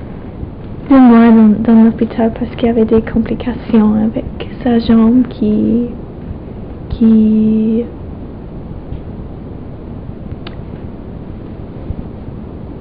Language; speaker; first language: French; non-native, fluent; English